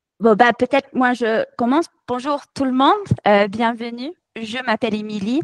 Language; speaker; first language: French; non-native, fluent; English